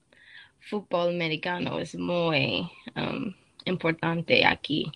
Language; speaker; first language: Spanish; non-native, learner; English